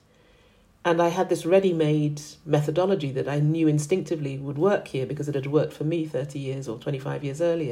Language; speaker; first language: English; native; English